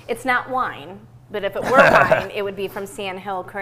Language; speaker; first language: English; native; English